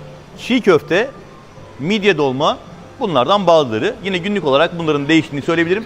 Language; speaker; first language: Turkish; native; Turkish